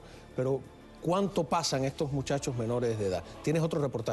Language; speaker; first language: Spanish; native; Spanish